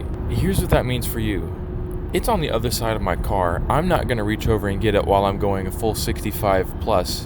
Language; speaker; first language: English; native; English